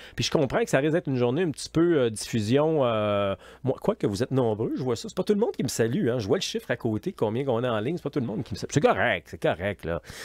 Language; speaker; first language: French; native; French